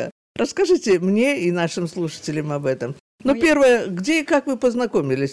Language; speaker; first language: Russian; native; Russian